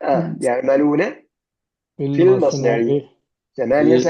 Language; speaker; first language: Arabic; non-native, fluent; Malayalam